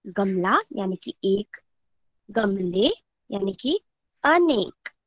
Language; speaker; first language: Hindi; non-native, local second language; Marathi